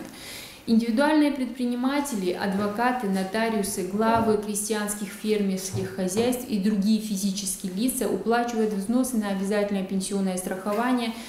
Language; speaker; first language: Russian; native; Russian